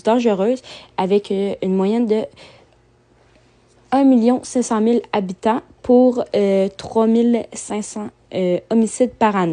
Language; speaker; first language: French; native; French